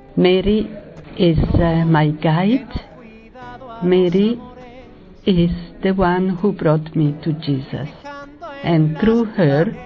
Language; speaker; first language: English; non-native, fluent; Italian